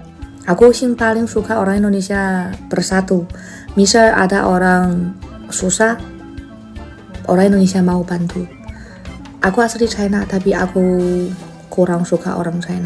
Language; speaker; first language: Indonesian; non-native, fluent; Chinese